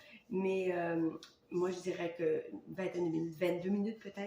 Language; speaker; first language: French; native; French